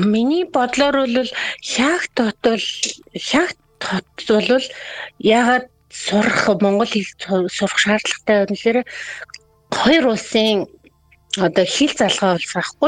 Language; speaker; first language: Mongolian; native; Mongolian